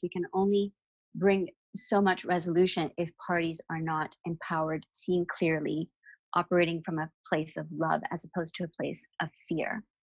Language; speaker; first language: English; native; English